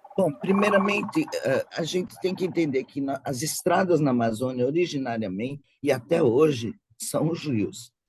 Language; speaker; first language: Portuguese; early bilingual, other home language; Spanish